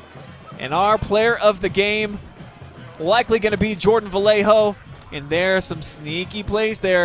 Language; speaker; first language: English; native; English